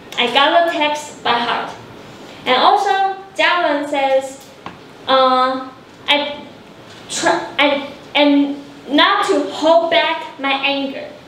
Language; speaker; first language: English; non-native, fluent; Chinese